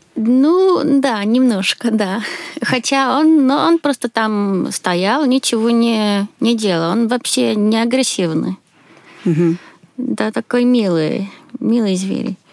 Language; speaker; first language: Russian; non-native, fluent; Swedish